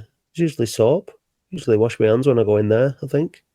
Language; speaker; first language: English; native; English